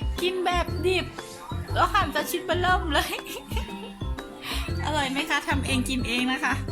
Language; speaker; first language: Thai; native; Thai